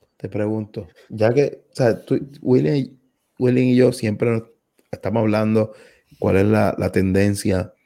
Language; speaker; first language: Spanish; native; Spanish